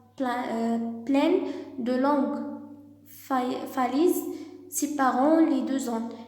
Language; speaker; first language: French; non-native, local second language; Arabic